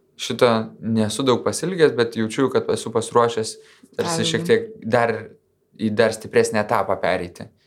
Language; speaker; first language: Lithuanian; native; Lithuanian